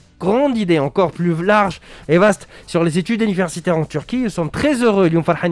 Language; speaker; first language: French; non-native, local second language; Arabic